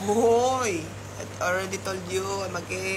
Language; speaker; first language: English; non-native, learner; Thai